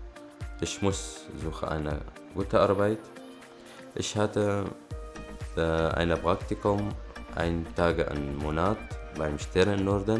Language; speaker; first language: German; non-native, learner; Arabic